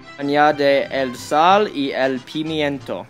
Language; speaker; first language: Spanish; non-native, learner; English